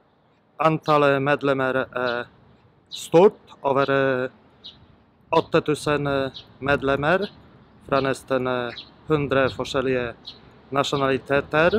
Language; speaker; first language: Norwegian; non-native, fluent; Polish